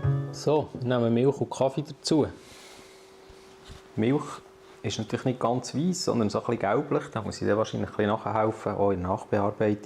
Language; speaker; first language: German; native; German